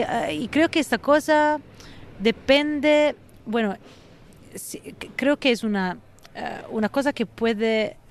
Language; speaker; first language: Spanish; non-native, fluent; Italian